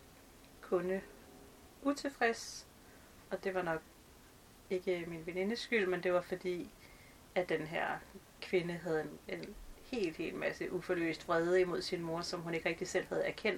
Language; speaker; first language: Danish; native; Danish